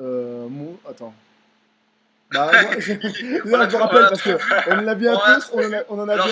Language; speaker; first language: French; native; French